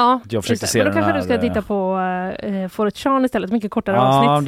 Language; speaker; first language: Swedish; native; Swedish